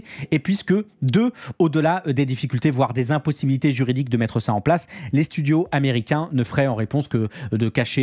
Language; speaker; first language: French; native; French